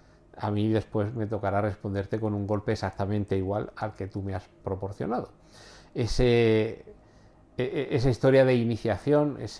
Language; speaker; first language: Spanish; native; Spanish